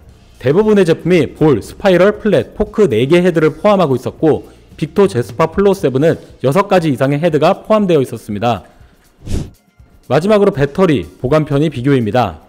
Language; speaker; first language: Korean; native; Korean